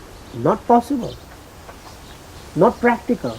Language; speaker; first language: English; early bilingual, heritage; Gujarati